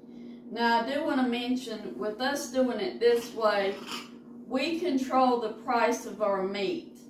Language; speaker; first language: English; native; English